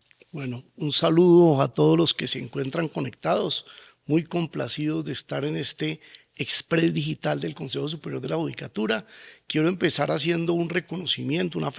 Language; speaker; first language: Spanish; native; Spanish